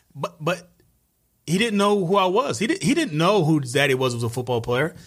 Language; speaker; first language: English; native; English